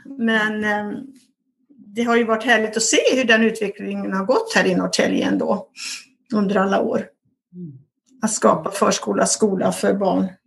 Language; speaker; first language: Swedish; native; Swedish